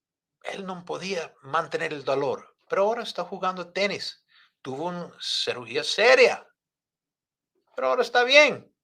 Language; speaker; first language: Spanish; non-native, fluent; Italian